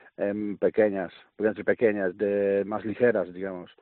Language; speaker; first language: Spanish; non-native, learner; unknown